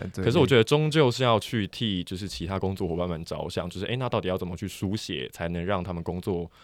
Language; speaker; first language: Chinese; non-native, local second language; Min Nan Chinese